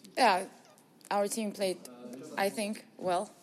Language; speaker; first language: English; non-native, learner; Russian